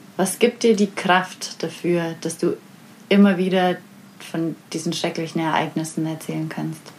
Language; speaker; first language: German; native; German